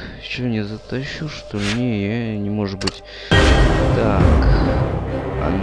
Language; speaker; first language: Russian; native; Russian